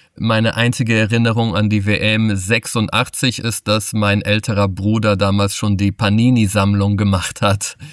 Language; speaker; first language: German; early bilingual, other home language; Portuguese